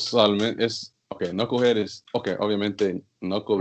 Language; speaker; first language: Spanish; non-native, learner; English